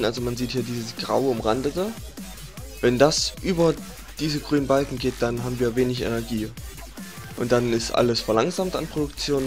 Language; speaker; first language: German; native; German